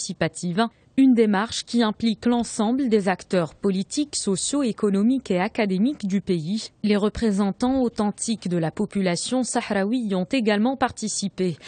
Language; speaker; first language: French; non-native, local second language; Arabic